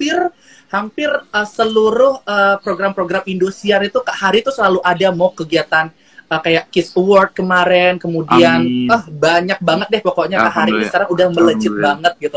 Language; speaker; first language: Indonesian; native; Indonesian